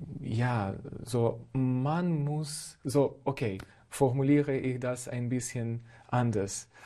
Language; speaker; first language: German; non-native, fluent; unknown